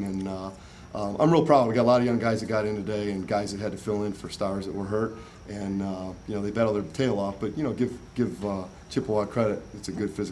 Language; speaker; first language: English; native; English